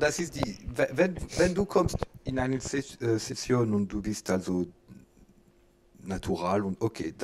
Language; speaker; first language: German; non-native, learner; French